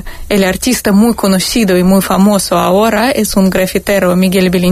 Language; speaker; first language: Spanish; non-native, fluent; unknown